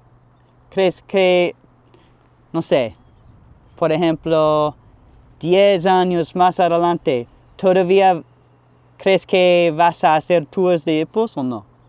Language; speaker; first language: Spanish; non-native, learner; English